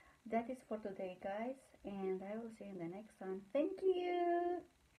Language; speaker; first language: English; non-native, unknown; Romanian